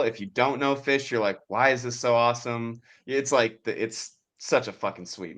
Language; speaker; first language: English; native; English